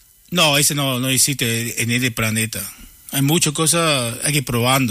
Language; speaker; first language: Spanish; non-native, learner; Chinese